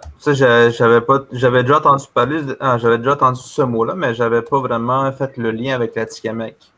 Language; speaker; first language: French; non-native, local second language; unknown